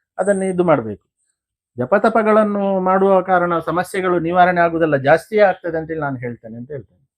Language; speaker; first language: Kannada; non-native, local second language; Konkani